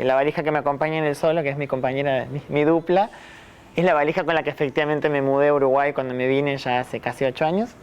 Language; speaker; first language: Spanish; native; Spanish